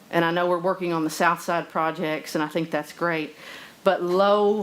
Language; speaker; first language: English; native; English